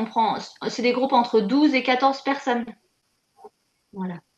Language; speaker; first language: French; native; French